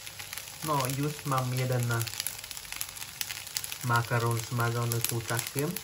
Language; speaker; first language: Polish; non-native, learner; Vietnamese